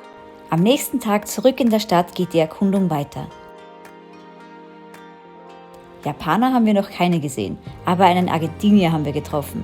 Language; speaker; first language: German; native; German